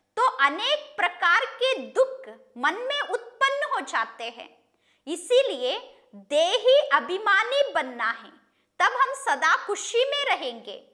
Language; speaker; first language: Hindi; non-native, local second language; Kannada